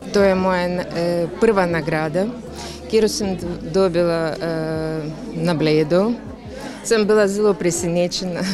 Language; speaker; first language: Slovenian; non-native, learner; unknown